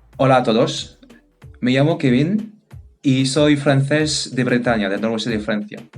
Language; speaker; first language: Spanish; non-native, fluent; French